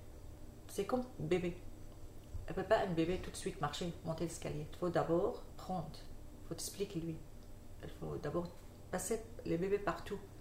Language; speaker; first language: French; non-native, learner; Arabic